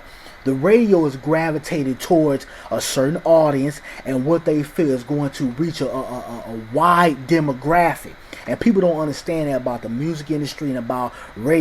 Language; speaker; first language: English; native; English